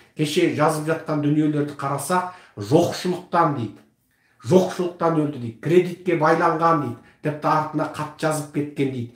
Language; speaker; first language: Kazakh; early bilingual, heritage; Kazakh